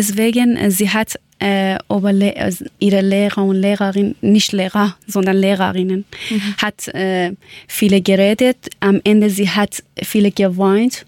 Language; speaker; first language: German; non-native, learner; Persian